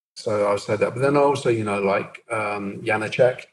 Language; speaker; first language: English; native; English